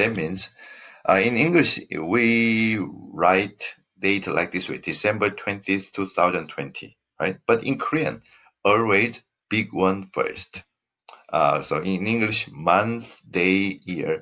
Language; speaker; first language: English; non-native, fluent; Korean